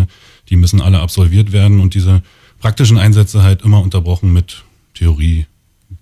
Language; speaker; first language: German; native; German